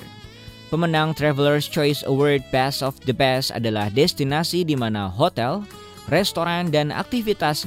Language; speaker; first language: Indonesian; native; Indonesian